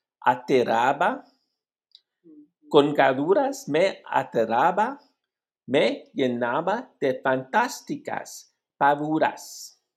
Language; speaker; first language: Spanish; non-native, learner; English